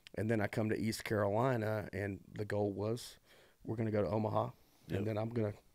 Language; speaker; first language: English; native; English